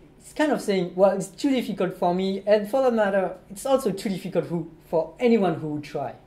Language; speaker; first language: English; non-native, fluent; French